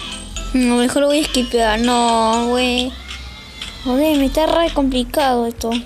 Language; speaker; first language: Spanish; native; Spanish